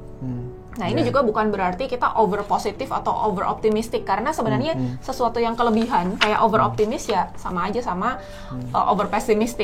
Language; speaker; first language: Indonesian; native; Indonesian